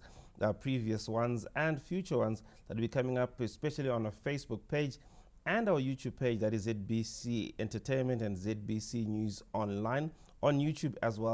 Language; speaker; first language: English; non-native, local second language; Shona